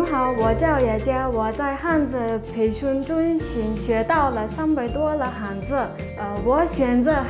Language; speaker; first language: Chinese; non-native, learner; Mongolian